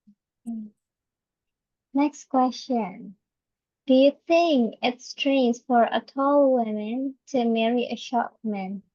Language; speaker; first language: English; non-native, fluent; Indonesian